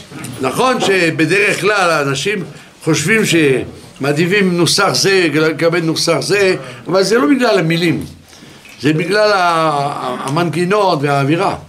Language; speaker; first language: Hebrew; non-native, fluent; French